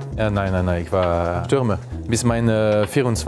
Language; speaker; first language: German; non-native, learner; French